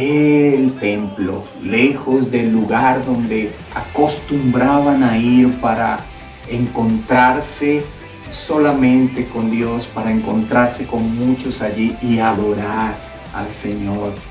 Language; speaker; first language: Spanish; native; Spanish